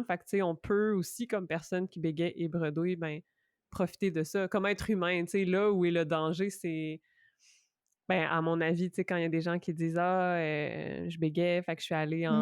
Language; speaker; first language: French; native; French